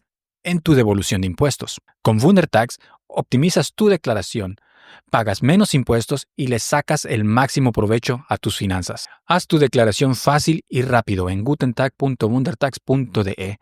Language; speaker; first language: Spanish; native; Spanish